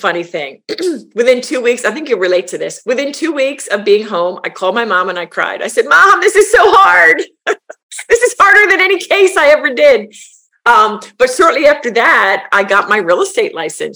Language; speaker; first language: English; native; English